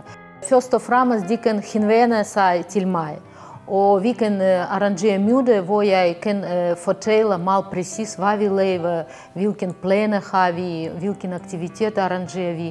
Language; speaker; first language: Danish; non-native, fluent; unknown